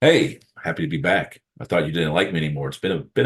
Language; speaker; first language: English; native; English